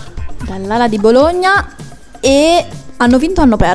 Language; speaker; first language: Italian; native; Italian